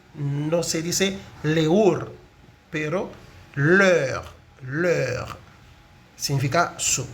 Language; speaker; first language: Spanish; non-native, fluent; Haitian Creole